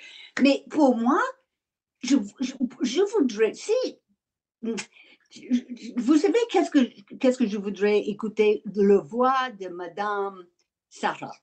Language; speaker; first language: French; non-native, learner; English